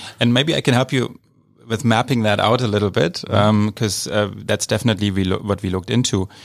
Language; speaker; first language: English; non-native, fluent; German